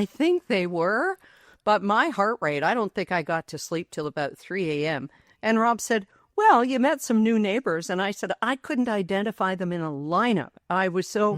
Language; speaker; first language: English; native; English